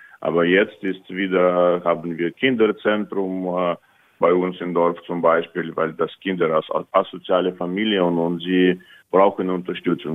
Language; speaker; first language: German; non-native, fluent; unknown